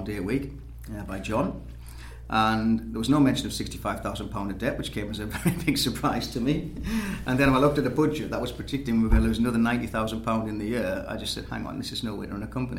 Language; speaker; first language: English; native; English